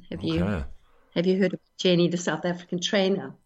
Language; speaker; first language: English; native; English